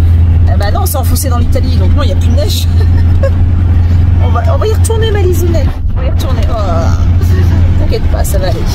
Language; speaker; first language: French; native; French